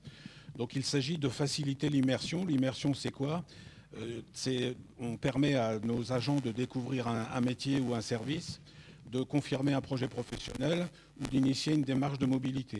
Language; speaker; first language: French; native; French